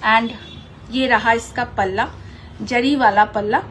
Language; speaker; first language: Hindi; non-native, local second language; Bangla